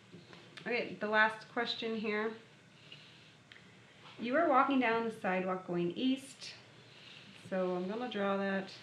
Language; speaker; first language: English; native; English